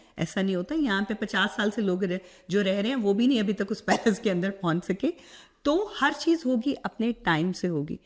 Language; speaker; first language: Urdu; non-native, local second language; Punjabi